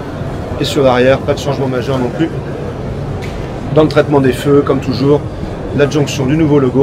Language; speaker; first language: French; native; French